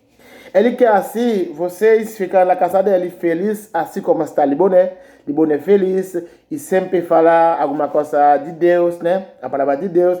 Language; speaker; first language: Portuguese; non-native, learner; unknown